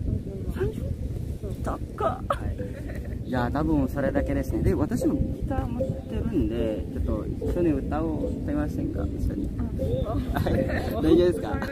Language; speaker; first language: Japanese; non-native, learner; Indonesian